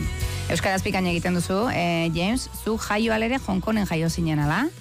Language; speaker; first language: Basque; native; Basque